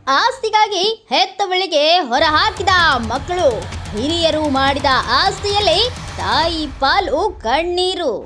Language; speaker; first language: Kannada; native; Kannada